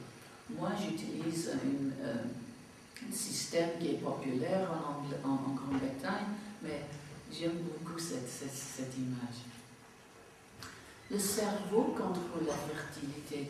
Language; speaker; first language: French; non-native, fluent; English